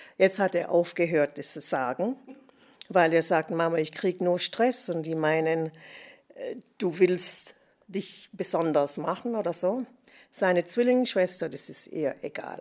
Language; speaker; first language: German; non-native, fluent; English